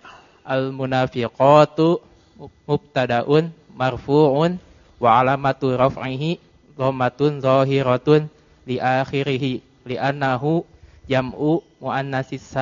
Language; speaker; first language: Arabic; non-native, learner; Indonesian